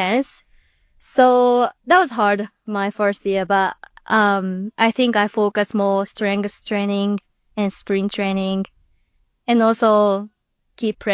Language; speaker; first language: English; non-native, learner; Japanese